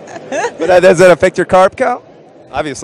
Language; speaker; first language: English; native; English